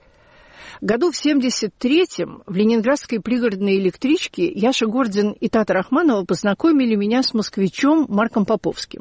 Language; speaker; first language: Russian; native; Russian